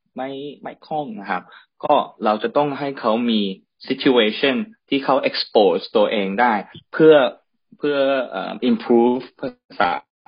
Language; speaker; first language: Thai; early bilingual, heritage; Thai